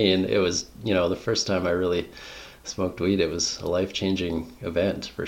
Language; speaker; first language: English; native; English